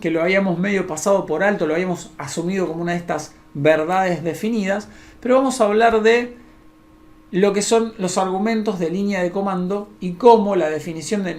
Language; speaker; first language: Spanish; native; Spanish